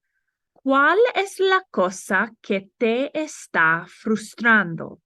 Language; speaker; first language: Spanish; non-native, fluent; English